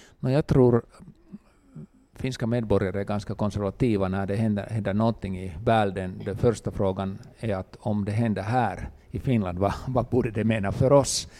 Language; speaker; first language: Swedish; non-native, local second language; Finnish